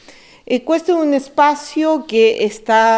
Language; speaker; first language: Italian; early bilingual, heritage; Spanish